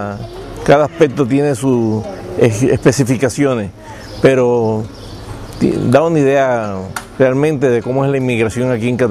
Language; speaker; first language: Spanish; non-native, fluent; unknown